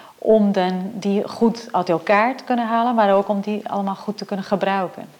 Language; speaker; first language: Dutch; non-native, fluent; Portuguese